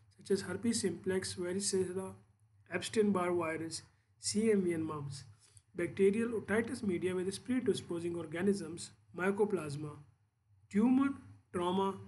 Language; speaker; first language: English; non-native, local second language; Urdu